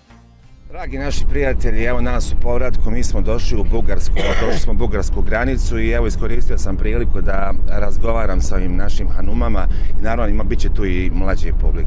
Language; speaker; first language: Bosnian; native; Bosnian